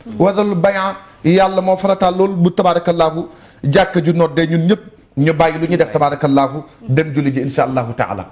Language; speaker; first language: Wolof; native; Wolof